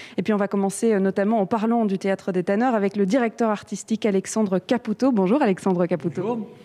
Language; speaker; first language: French; native; French